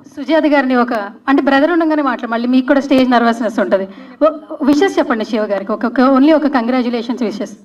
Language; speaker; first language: Telugu; native; Telugu